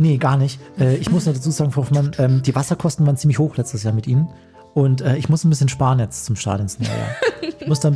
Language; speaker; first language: German; native; German